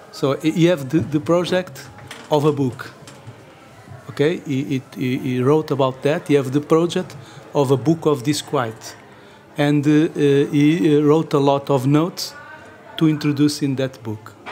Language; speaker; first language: English; non-native, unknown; Portuguese